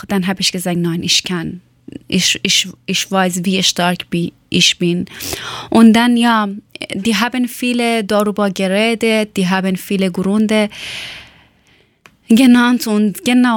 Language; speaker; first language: German; non-native, learner; Persian